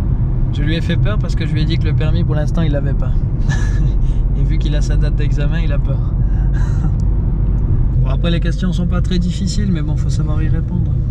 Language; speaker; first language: French; native; French